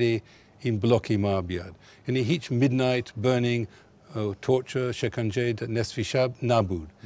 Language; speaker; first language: Persian; non-native, fluent; English